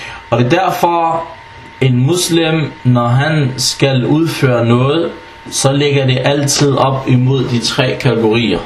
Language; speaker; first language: Danish; early bilingual, other home language; Arabic